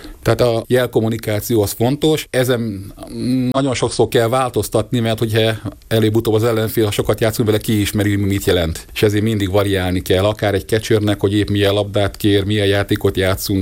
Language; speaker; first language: Hungarian; native; Hungarian